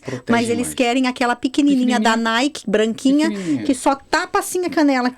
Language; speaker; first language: Portuguese; native; Portuguese